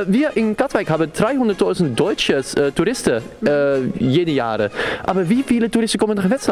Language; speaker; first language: German; non-native, learner; Dutch